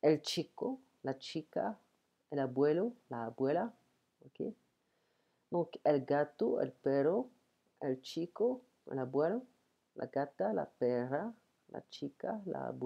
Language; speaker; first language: Spanish; non-native, learner; French